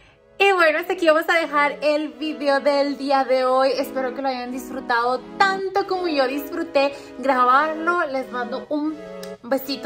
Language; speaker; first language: Spanish; native; Spanish